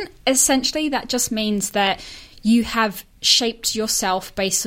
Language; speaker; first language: English; native; English